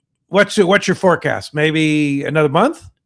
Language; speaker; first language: English; native; English